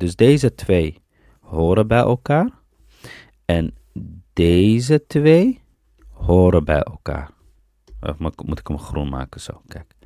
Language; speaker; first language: Dutch; early bilingual, other home language; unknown